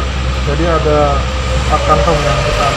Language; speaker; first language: Indonesian; native; Indonesian